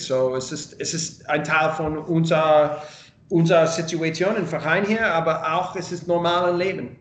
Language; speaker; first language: German; non-native, learner; English